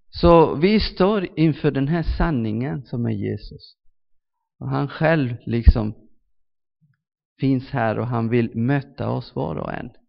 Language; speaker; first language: Swedish; non-native, fluent; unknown